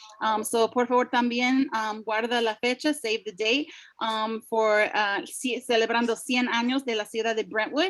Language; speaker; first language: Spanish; early bilingual, heritage; English